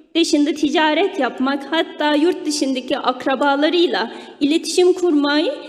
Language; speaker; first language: Turkish; non-native, fluent; Uyghur